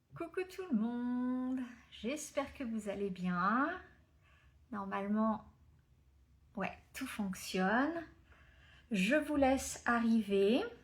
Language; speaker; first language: French; native; French